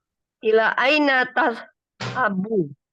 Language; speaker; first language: Arabic; non-native, learner; Indonesian